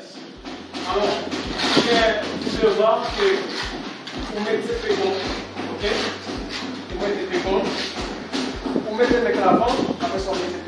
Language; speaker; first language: French; non-native, local second language; Haitian Creole